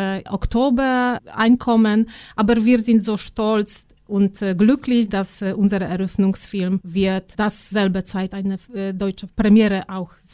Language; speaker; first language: German; non-native, fluent; Polish